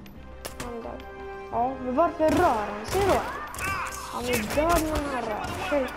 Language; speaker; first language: Swedish; native; Swedish